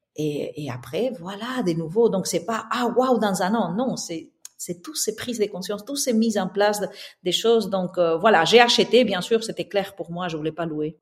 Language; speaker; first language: French; non-native, fluent; Spanish